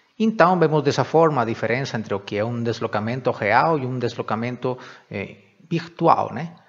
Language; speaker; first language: Portuguese; non-native, fluent; Spanish